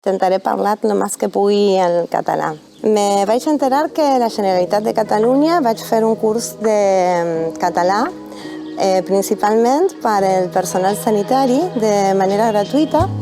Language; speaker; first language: Catalan; non-native, learner; Spanish